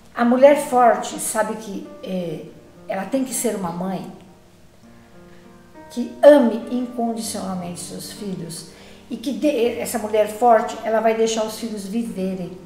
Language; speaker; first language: Portuguese; native; Portuguese